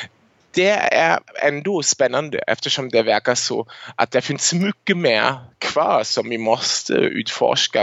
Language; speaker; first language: Swedish; non-native, fluent; German